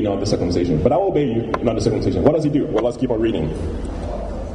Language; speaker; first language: English; non-native, local second language; Yoruba